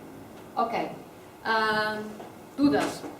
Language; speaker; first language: Spanish; non-native, fluent; Portuguese